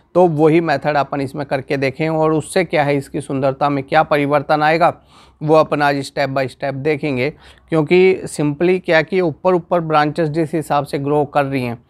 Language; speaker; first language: Hindi; non-native, local second language; Gujarati